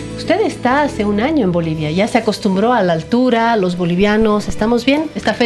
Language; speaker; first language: Spanish; native; Spanish